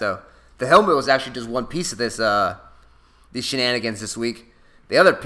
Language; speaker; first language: English; native; English